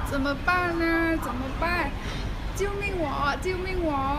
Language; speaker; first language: Chinese; non-native, learner; Thai